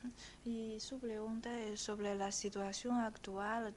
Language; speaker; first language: Spanish; non-native, fluent; Chinese